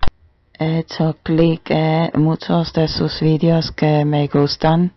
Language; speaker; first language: Spanish; non-native, learner; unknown